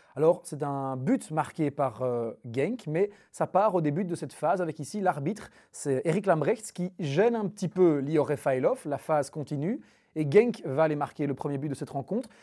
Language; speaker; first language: French; native; French